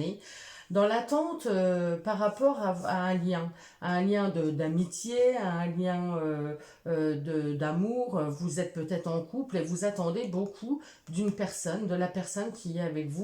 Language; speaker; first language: French; native; French